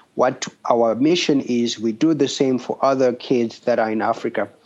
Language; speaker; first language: English; non-native, local second language; Shona